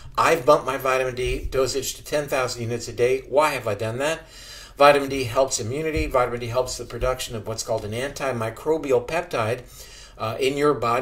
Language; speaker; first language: English; native; English